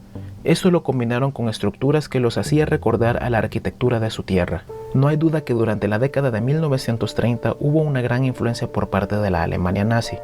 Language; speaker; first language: Spanish; native; Spanish